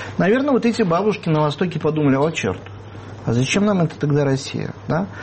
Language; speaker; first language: Russian; native; Russian